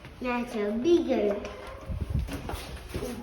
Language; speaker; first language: Korean; early bilingual, heritage; Korean